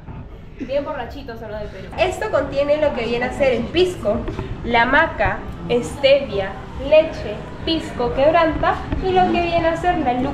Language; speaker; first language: Spanish; native; Spanish